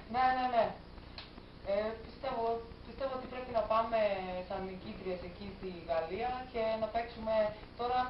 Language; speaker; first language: Greek; non-native, fluent; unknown